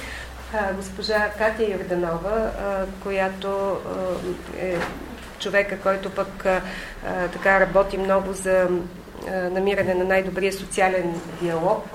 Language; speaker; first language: Bulgarian; native; Bulgarian